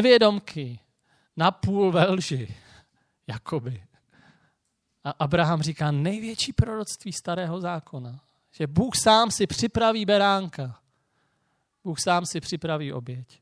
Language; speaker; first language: Czech; native; Czech